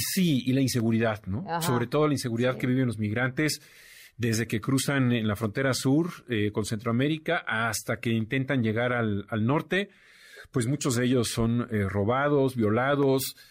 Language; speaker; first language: Spanish; native; Spanish